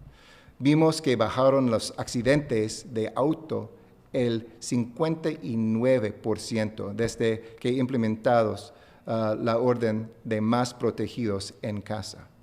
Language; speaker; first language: Spanish; non-native, fluent; English